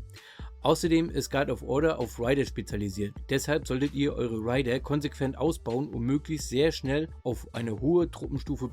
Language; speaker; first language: German; native; German